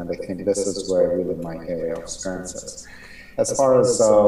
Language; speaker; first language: English; non-native, fluent; Ukrainian